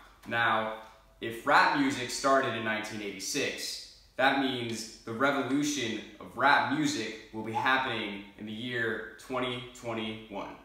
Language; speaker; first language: English; native; English